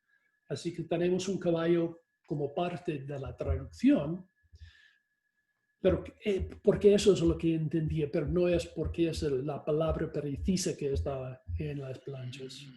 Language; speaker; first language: Spanish; non-native, fluent; English